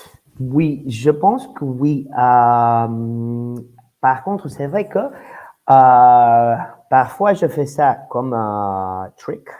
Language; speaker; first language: French; non-native, fluent; Spanish